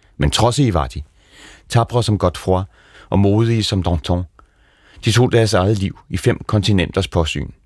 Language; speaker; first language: Danish; native; Danish